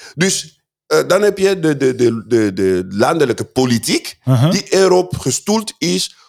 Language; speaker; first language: Dutch; non-native, fluent; Swahili